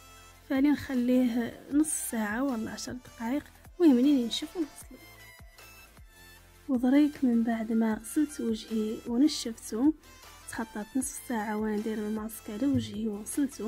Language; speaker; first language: Arabic; native; Arabic